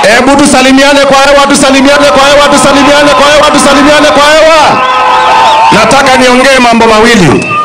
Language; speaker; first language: Swahili; non-native, local second language; Kamba